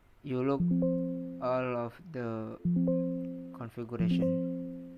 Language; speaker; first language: English; non-native, learner; Indonesian